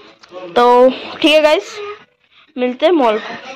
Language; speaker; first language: Hindi; non-native, local second language; Bangla